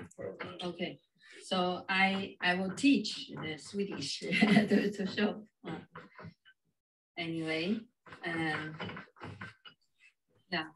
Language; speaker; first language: English; non-native, fluent; Chinese